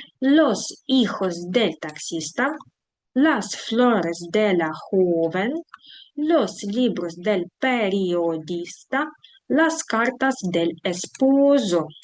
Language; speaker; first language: Spanish; non-native, fluent; Ukrainian